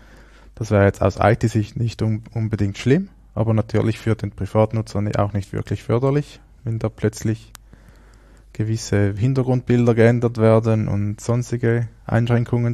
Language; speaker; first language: German; native; German